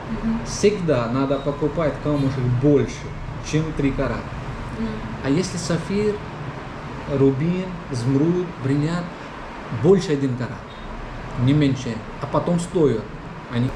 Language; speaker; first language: Russian; non-native, learner; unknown